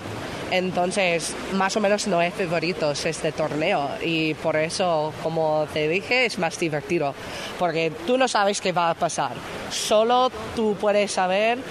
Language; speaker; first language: Spanish; non-native, fluent; English